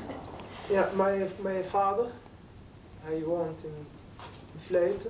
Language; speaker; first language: Dutch; non-native, learner; Arabic